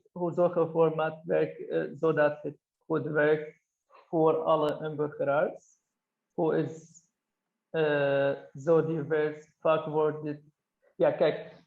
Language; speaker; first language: Dutch; non-native, fluent; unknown